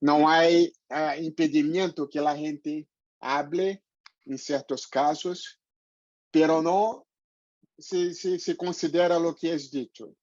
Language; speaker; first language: Spanish; non-native, fluent; Portuguese